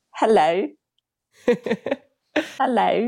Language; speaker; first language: English; non-native, fluent; Japanese